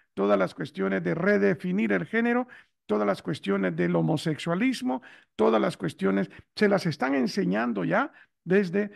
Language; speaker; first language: Spanish; native; Spanish